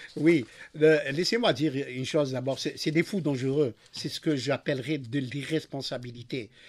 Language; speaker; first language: French; non-native, local second language; Arabic